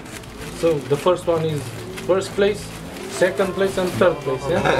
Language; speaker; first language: English; non-native, fluent; Romanian